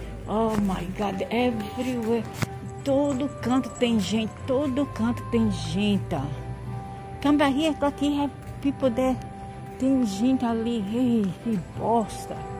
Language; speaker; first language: English; non-native, learner; Portuguese